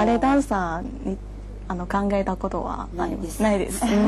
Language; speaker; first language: Japanese; non-native, learner; Chinese